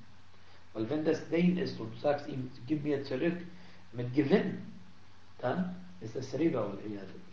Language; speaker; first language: German; non-native, fluent; Arabic